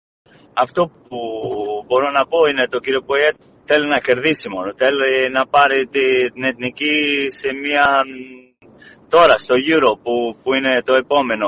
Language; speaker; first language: Greek; non-native, fluent; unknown